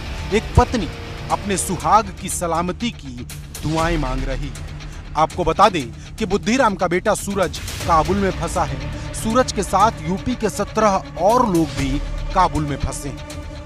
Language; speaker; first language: Hindi; native; Hindi